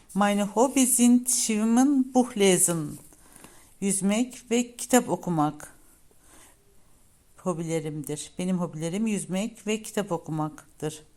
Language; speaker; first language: Turkish; native; Turkish